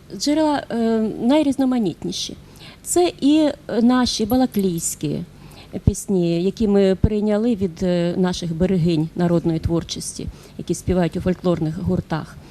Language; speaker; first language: Ukrainian; native; Ukrainian